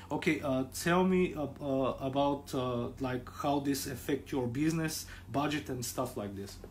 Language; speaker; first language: English; non-native, learner; Bulgarian